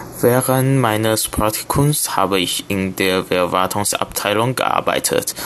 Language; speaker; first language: German; non-native, learner; Chinese